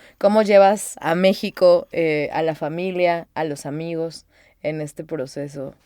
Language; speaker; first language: Spanish; native; Spanish